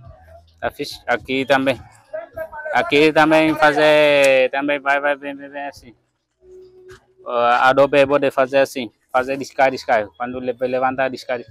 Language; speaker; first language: Portuguese; non-native, learner; Vietnamese